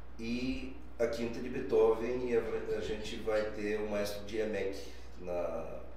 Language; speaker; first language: Portuguese; non-native, fluent; Bulgarian